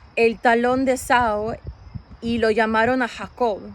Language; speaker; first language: Spanish; early bilingual, other home language; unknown